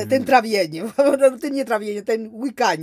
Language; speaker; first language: Polish; non-native, fluent; Spanish